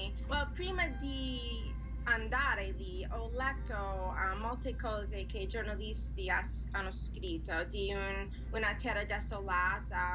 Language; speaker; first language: Italian; non-native, learner; English